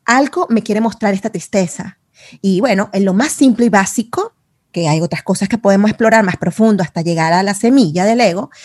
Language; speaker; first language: Spanish; native; Spanish